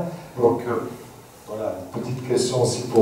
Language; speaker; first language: French; native; French